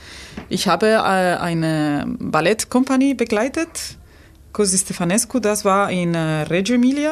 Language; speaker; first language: German; non-native, fluent; Spanish